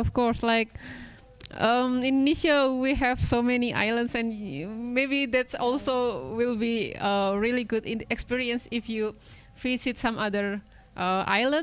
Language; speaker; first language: English; non-native, local second language; Indonesian